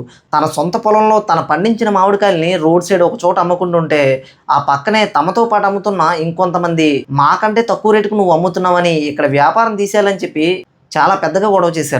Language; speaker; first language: Telugu; native; Telugu